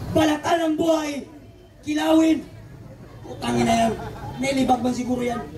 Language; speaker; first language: Filipino; non-native, local second language; Cebuano